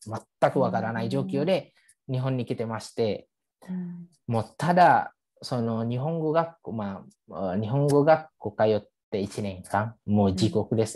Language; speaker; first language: Japanese; non-native, fluent; Indonesian